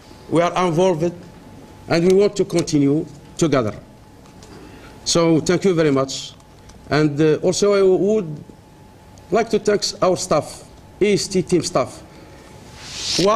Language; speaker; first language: English; non-native, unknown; Arabic